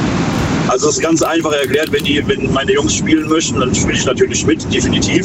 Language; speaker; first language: German; native; German